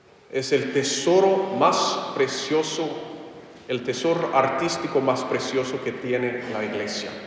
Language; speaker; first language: Spanish; non-native, fluent; English